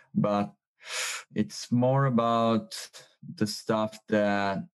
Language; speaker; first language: English; non-native, fluent; Italian